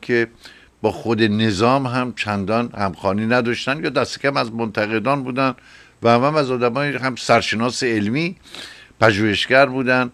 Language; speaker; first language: Persian; native; Persian